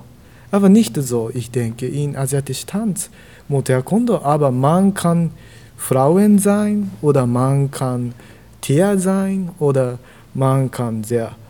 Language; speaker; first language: German; non-native, learner; Japanese